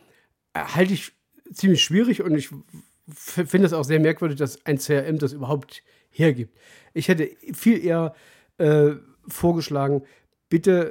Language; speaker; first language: German; native; German